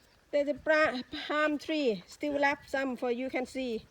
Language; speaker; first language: English; non-native, learner; Thai